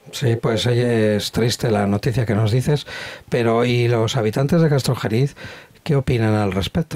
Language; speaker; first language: Spanish; native; Spanish